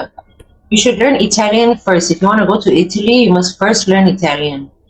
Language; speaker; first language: English; non-native, fluent; Italian